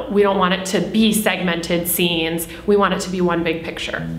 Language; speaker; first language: English; native; English